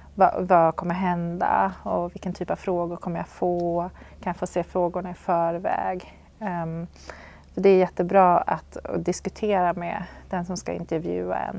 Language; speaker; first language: Swedish; native; Swedish